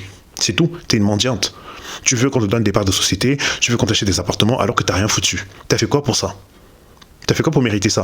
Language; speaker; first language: French; native; French